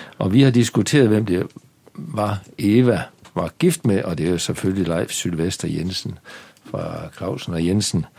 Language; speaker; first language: Danish; native; Danish